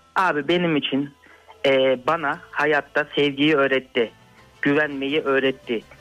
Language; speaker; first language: Turkish; native; Turkish